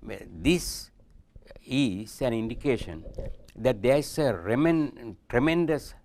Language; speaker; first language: English; non-native, local second language; Sinhala